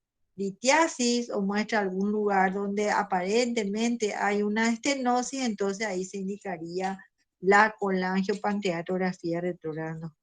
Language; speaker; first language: Spanish; native; Spanish